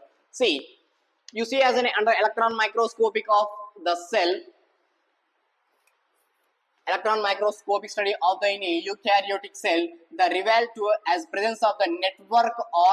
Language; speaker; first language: English; non-native, local second language; Telugu